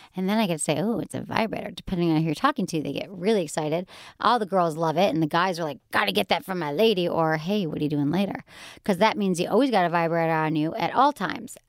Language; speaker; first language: English; native; English